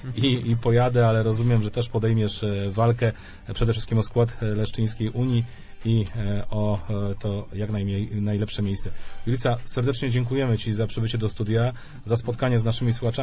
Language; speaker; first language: Polish; native; Polish